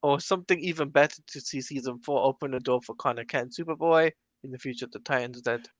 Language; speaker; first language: English; native; English